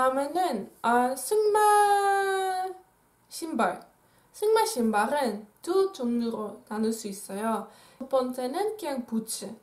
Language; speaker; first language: Korean; non-native, fluent; Dutch